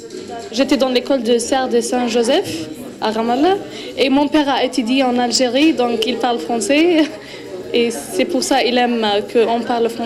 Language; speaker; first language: French; non-native, fluent; Arabic